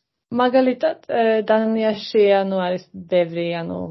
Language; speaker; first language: Georgian; early bilingual, heritage; Georgian